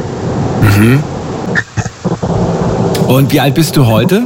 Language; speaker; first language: German; native; German